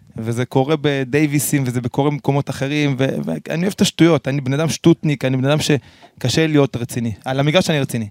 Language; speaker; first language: Hebrew; early bilingual, other home language; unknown